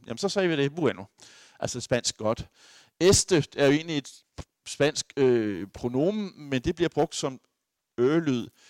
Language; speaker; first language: Danish; native; Danish